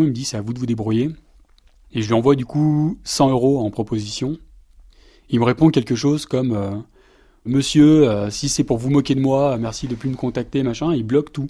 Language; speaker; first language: French; native; French